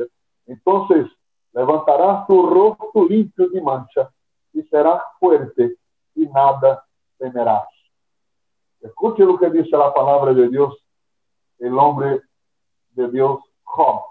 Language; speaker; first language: Spanish; non-native, fluent; Portuguese